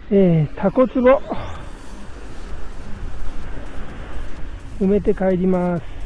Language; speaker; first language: Japanese; native; Japanese